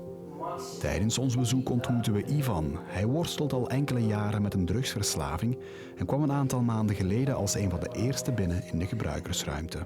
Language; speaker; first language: Dutch; native; Dutch